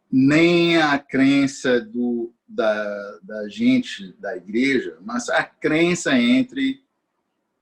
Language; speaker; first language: Portuguese; non-native, fluent; English